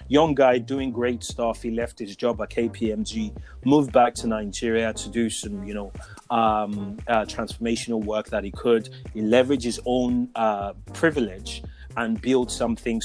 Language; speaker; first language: English; non-native, local second language; Yoruba